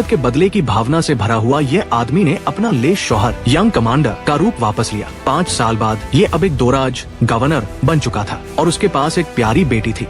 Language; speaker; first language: Hindi; native; Hindi